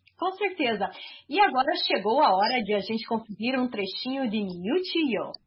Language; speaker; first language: Portuguese; native; Portuguese